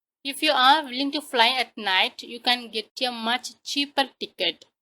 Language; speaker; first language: English; non-native, local second language; Tamil